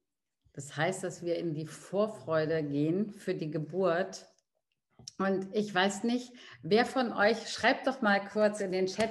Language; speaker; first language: German; native; German